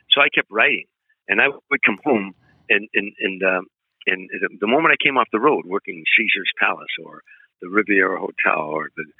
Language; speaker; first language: English; native; English